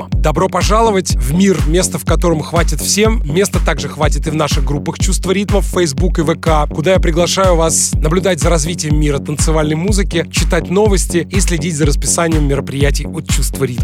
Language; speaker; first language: Russian; native; Russian